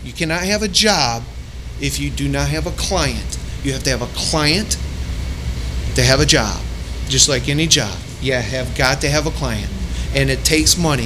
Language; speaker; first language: English; native; English